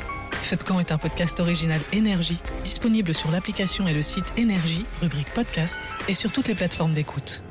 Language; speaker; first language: French; native; French